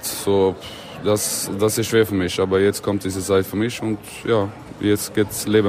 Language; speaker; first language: German; non-native, learner; Swedish